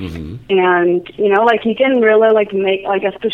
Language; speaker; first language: English; non-native, fluent; Czech